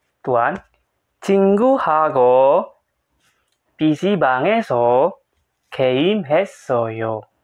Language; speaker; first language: Korean; non-native, fluent; Indonesian